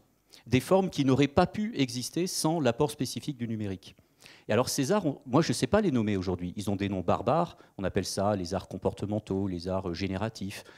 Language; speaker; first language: French; native; French